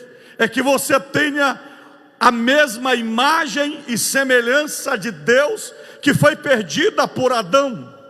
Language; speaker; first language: Portuguese; native; Portuguese